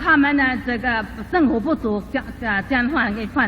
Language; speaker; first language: Chinese; native; Chinese